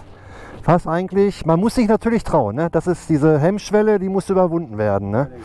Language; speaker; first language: German; native; German